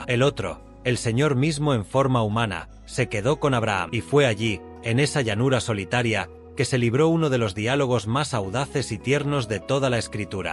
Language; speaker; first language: Spanish; native; Spanish